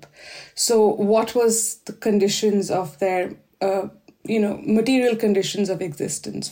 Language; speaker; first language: English; non-native, local second language; Hindi